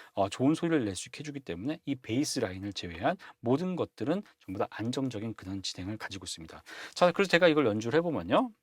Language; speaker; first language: Korean; native; Korean